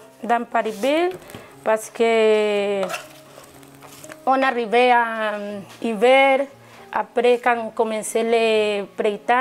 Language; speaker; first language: French; non-native, learner; Spanish